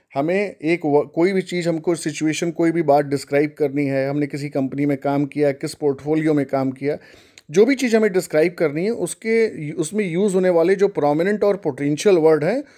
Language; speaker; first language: Hindi; native; Hindi